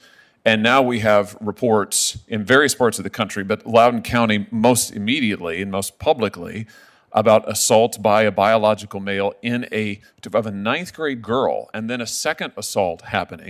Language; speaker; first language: English; native; English